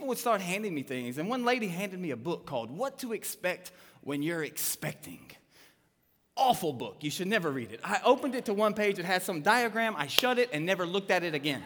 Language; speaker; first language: English; native; English